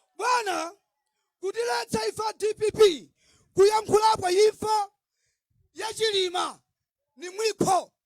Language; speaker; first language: Nyanja; non-native, local second language; Tumbuka